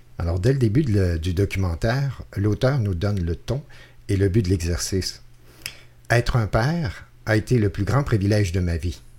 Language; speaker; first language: French; native; French